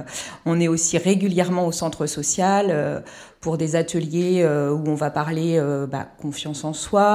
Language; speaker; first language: French; native; French